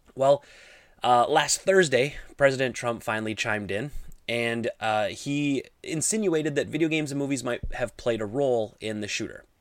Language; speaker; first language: English; native; English